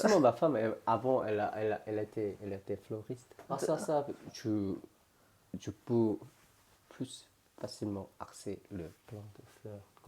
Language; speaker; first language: French; non-native, learner; Korean